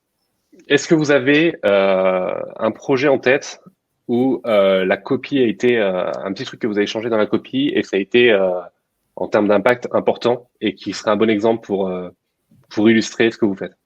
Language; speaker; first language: French; native; French